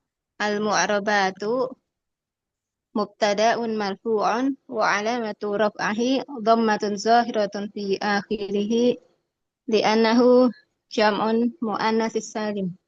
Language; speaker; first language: Arabic; non-native, learner; Indonesian